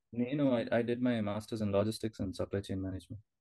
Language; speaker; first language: English; non-native, local second language; Telugu